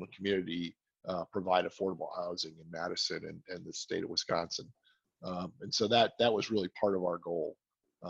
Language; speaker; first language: English; native; English